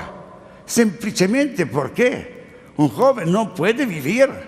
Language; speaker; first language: Spanish; non-native, learner; Italian